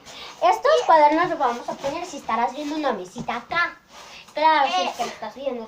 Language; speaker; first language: Spanish; native; Spanish